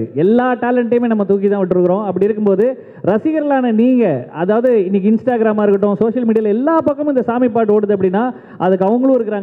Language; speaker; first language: Tamil; native; Tamil